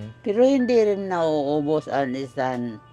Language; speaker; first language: Filipino; non-native, local second language; Cebuano